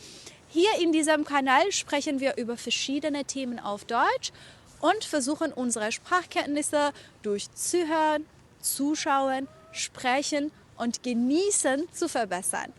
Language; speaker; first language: German; non-native, fluent; Persian